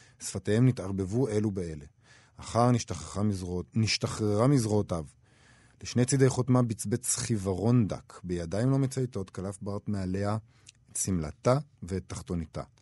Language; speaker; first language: Hebrew; native; Hebrew